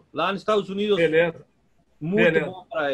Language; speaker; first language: Portuguese; non-native, learner; Spanish